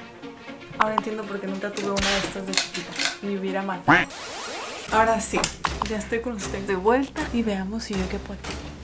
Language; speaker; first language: Spanish; native; Spanish